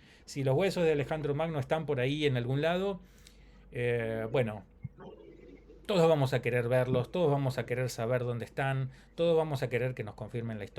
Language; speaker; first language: Spanish; native; Spanish